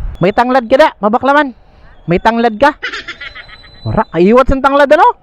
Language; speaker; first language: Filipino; non-native, local second language; Masbatenyo